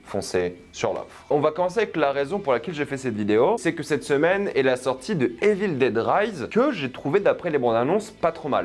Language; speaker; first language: French; native; French